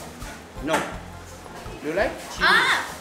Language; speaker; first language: English; non-native, learner; Indonesian